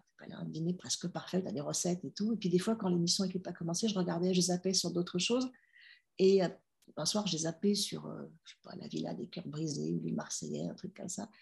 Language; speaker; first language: French; native; French